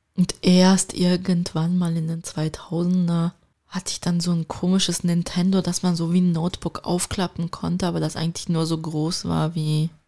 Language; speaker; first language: German; early bilingual, other home language; Turkish